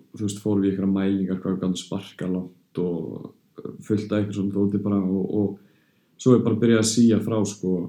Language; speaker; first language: Icelandic; early bilingual, heritage; Icelandic